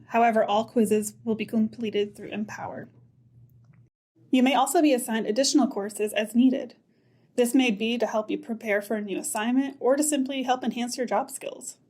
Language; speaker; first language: English; native; English